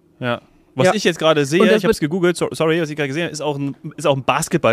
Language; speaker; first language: German; native; German